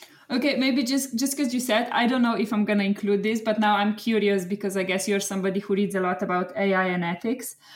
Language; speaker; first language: English; non-native, fluent; Slovenian